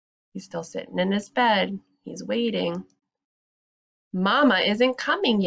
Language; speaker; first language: English; native; English